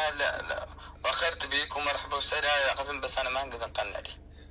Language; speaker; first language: Arabic; native; Arabic